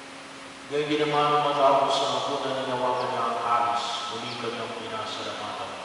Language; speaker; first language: Filipino; native; Filipino